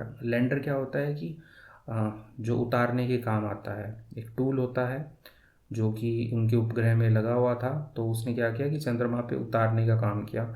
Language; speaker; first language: Hindi; native; Hindi